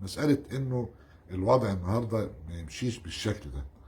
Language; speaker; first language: Arabic; native; Arabic